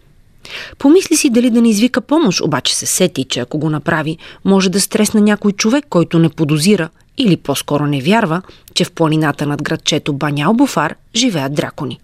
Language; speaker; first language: Bulgarian; native; Bulgarian